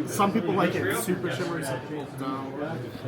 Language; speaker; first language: English; native; English